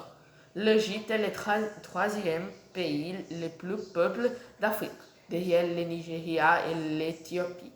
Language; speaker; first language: French; non-native, learner; Portuguese